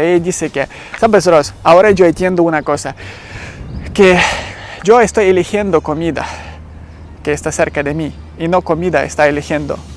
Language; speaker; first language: Spanish; non-native, learner; Ukrainian